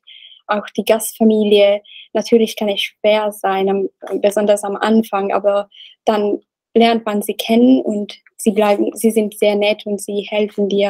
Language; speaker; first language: German; non-native, learner; Italian